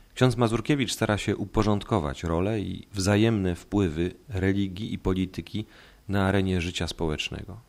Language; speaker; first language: Polish; native; Polish